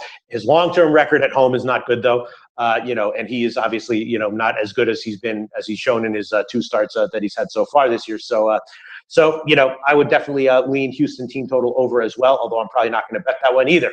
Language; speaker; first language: English; native; English